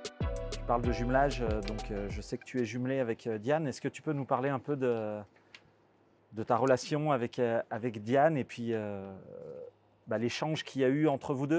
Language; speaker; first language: French; native; French